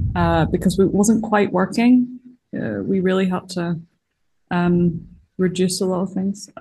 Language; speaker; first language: English; native; English